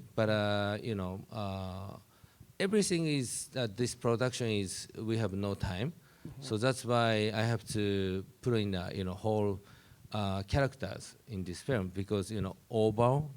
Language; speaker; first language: English; non-native, learner; Japanese